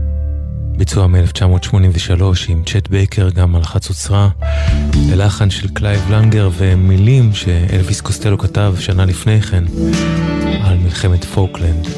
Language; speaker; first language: Hebrew; native; Hebrew